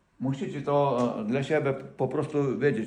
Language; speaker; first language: Polish; non-native, fluent; Ukrainian